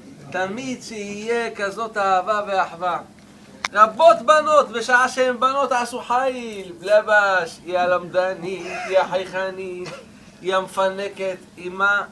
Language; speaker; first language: Hebrew; native; Hebrew